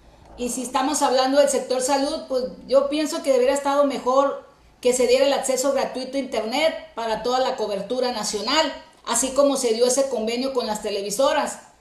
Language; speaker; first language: Spanish; native; Spanish